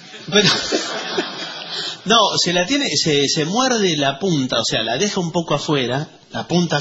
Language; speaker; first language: Spanish; native; Spanish